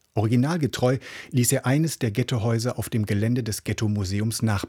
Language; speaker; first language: German; native; German